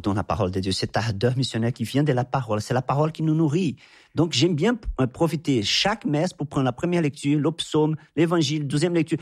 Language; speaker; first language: French; non-native, fluent; Portuguese